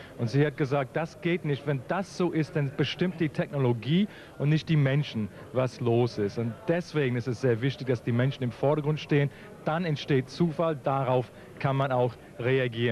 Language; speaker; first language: German; native; German